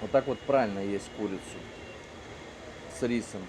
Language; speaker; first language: Russian; native; Russian